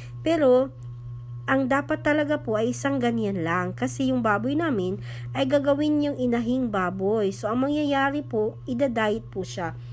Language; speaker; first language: Filipino; non-native, local second language; Cebuano